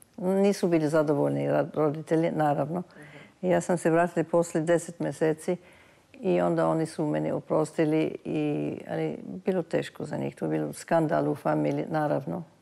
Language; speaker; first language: Serbian; early bilingual, heritage; Serbian